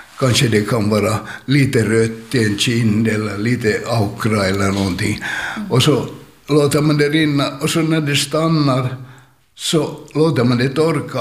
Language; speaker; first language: Swedish; native; Swedish